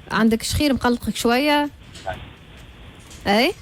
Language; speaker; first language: Arabic; native; Arabic